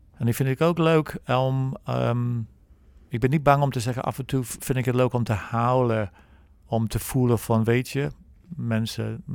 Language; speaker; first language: Dutch; non-native, fluent; English